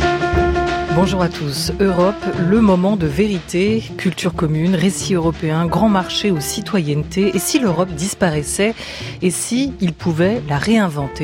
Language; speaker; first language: French; native; French